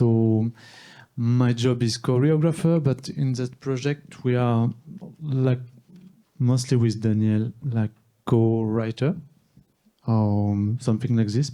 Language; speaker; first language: English; non-native, learner; French